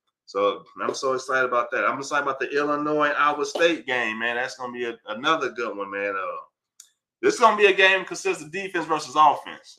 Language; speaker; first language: English; native; English